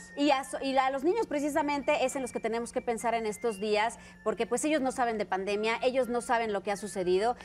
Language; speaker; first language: Spanish; native; Spanish